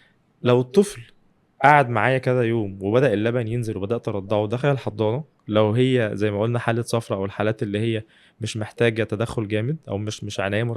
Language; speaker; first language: Arabic; native; Arabic